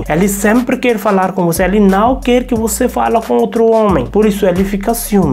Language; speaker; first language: Portuguese; non-native, learner; Hindi